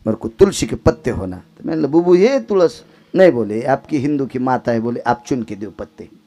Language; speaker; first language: Hindi; non-native, local second language; Marathi